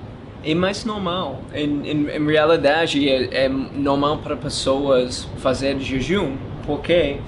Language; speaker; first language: Portuguese; non-native, learner; English